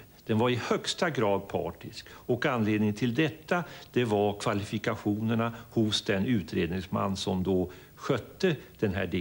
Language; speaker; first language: Swedish; native; Swedish